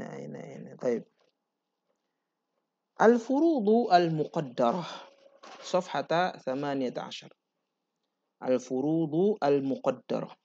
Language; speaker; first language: Arabic; non-native, fluent; Indonesian